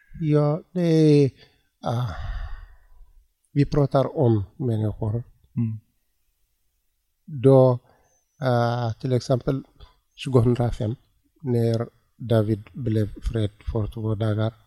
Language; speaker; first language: Swedish; non-native, learner; Tigrinya